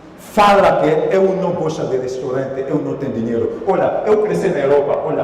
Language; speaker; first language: Portuguese; non-native, learner; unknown